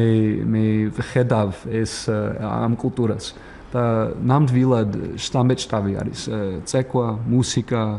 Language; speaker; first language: Georgian; non-native, learner; English